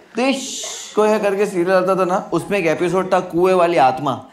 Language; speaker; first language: Hindi; non-native, local second language; Gujarati